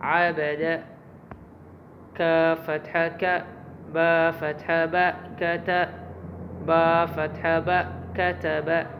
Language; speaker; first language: Arabic; non-native, local second language; Somali